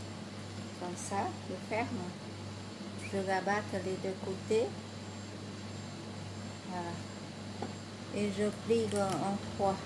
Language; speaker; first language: French; non-native, fluent; Vietnamese